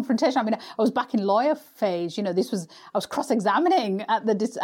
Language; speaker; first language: English; native; English